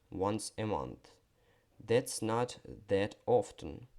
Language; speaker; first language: English; non-native, fluent; Ukrainian